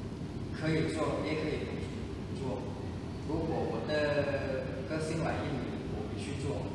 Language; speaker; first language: Chinese; non-native, learner; Indonesian